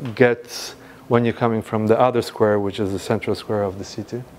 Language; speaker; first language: English; non-native, fluent; Italian